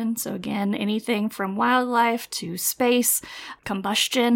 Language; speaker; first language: English; native; English